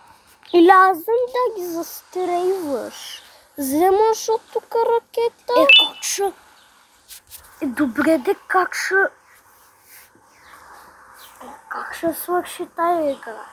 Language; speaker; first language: Bulgarian; non-native, local second language; Turkish